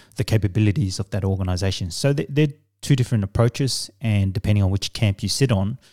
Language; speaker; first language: English; early bilingual, other home language; Samoan